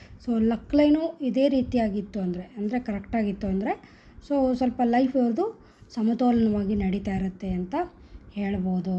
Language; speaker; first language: Kannada; native; Kannada